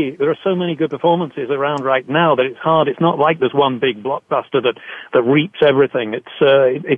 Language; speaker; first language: English; native; English